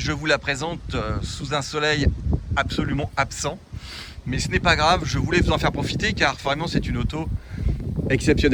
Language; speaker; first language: French; native; French